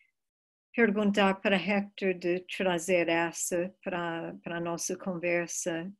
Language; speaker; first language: Portuguese; non-native, fluent; English